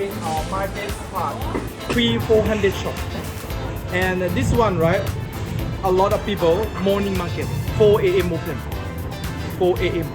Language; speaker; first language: English; non-native, learner; Thai